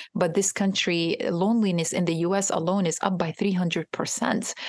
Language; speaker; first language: English; non-native, fluent; Arabic